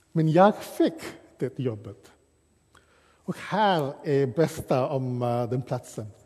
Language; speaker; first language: Swedish; non-native, fluent; English